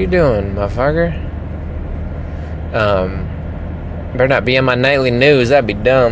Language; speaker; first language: English; native; English